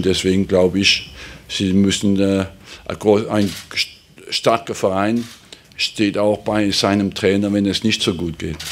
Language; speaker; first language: German; non-native, fluent; French